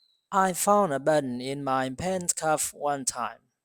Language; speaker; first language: English; non-native, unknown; Burmese